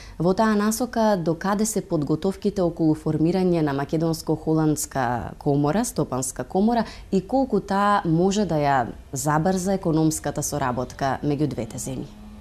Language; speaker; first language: Macedonian; native; Macedonian